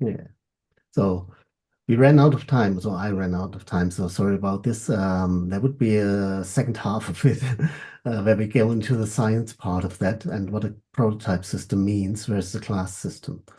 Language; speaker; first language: English; non-native, fluent; German